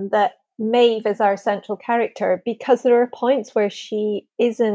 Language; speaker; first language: English; native; English